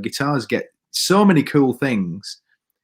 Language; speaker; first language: English; native; English